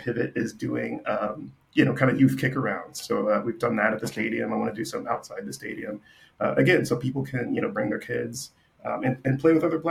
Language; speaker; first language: English; native; English